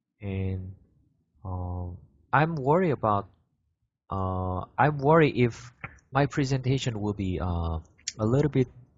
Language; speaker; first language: English; non-native, learner; Korean